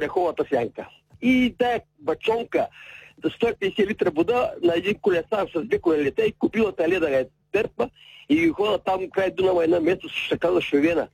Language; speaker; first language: Bulgarian; native; Bulgarian